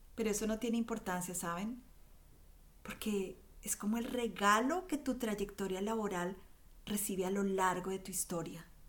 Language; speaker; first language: Spanish; native; Spanish